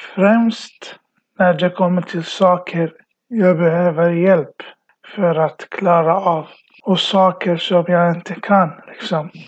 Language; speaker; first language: Swedish; early bilingual, other home language; Arabic